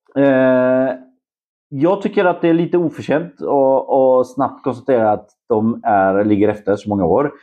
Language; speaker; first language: Swedish; non-native, fluent; Polish